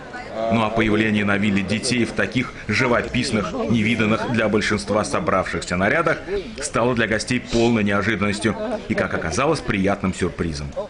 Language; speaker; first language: Russian; native; Russian